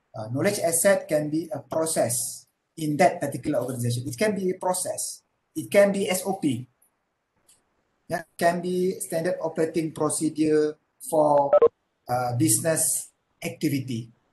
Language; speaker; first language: English; non-native, local second language; Malay